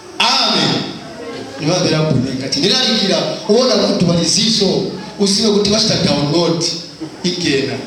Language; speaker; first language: Nyanja; non-native, local second language; Tumbuka